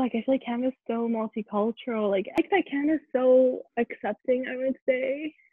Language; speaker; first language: English; native; English